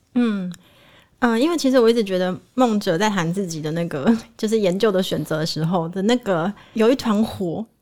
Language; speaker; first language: Chinese; native; Chinese